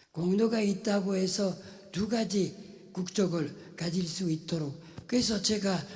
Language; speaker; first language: Korean; non-native, fluent; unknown